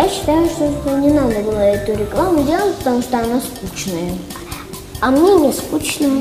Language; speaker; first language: Russian; native; Russian